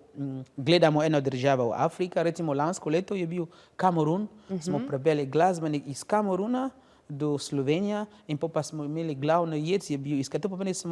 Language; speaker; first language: Slovenian; non-native, learner; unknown